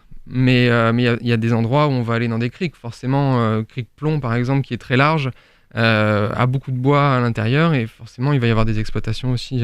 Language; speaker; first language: French; native; French